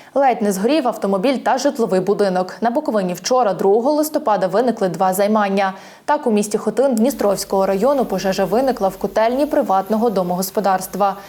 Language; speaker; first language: Ukrainian; native; Ukrainian